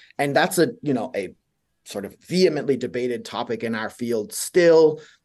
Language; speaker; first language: English; native; English